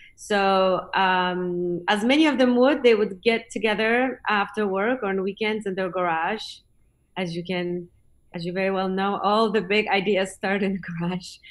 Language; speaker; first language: English; non-native, fluent; Polish